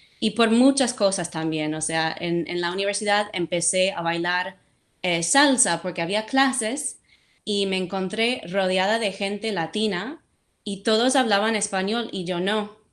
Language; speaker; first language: Spanish; non-native, fluent; English